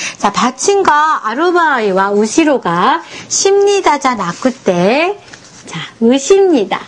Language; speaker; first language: Japanese; non-native, fluent; Korean